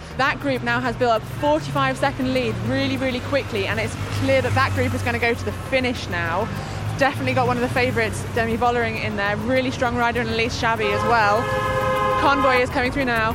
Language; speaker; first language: English; native; English